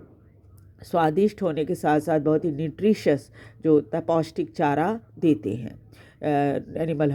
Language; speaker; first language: Hindi; native; Hindi